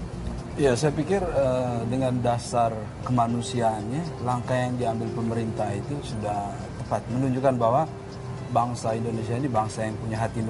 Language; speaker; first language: Indonesian; native; Indonesian